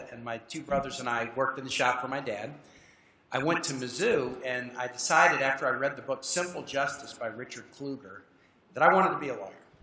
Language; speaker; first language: English; native; English